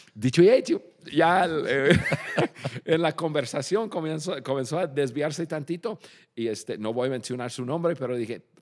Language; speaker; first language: Spanish; non-native, fluent; English